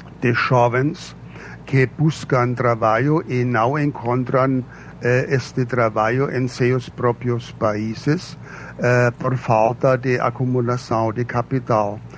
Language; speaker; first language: Portuguese; non-native, fluent; German